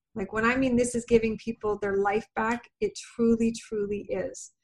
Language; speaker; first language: English; native; English